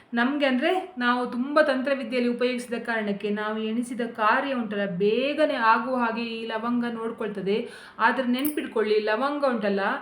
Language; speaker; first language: Kannada; non-native, local second language; Konkani